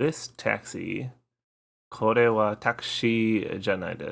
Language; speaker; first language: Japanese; non-native, learner; English